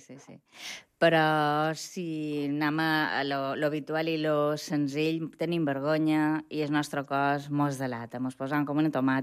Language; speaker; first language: Catalan; native; Catalan